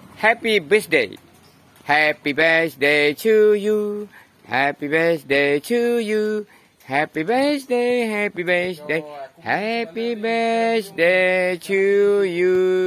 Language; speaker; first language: English; non-native, learner; Indonesian